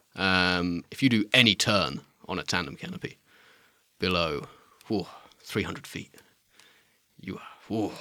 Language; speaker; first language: English; native; English